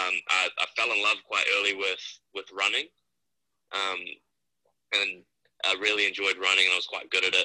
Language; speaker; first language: English; native; English